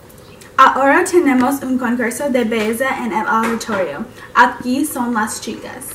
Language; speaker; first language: Spanish; non-native, learner; English